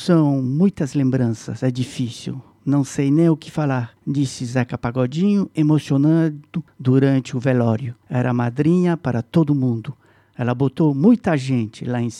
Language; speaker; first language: Portuguese; non-native, fluent; French